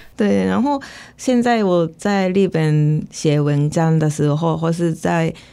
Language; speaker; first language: Chinese; non-native, fluent; Japanese